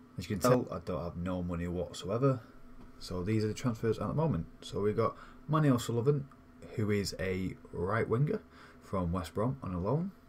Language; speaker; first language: English; native; English